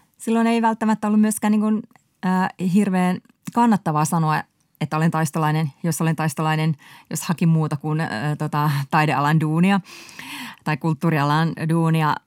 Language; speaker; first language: Finnish; native; Finnish